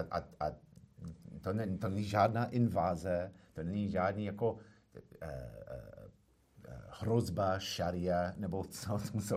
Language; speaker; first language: Czech; non-native, fluent; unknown